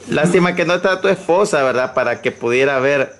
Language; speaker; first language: Spanish; native; Spanish